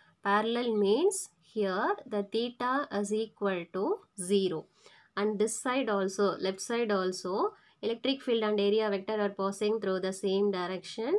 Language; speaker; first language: English; non-native, local second language; Tamil